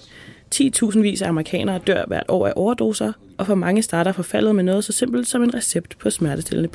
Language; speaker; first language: Danish; native; Danish